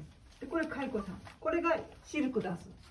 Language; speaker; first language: Japanese; native; Japanese